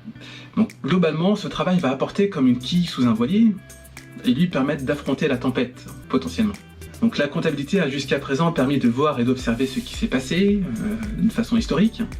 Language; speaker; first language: French; native; French